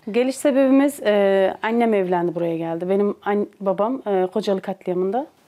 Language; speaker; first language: Turkish; early bilingual, other home language; Azerbaijani